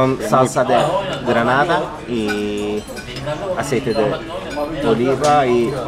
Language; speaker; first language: Spanish; non-native, fluent; Turkish